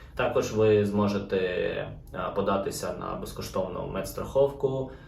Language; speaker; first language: Ukrainian; non-native, local second language; Russian